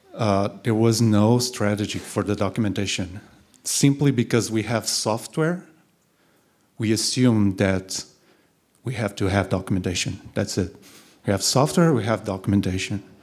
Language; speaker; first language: English; non-native, fluent; Portuguese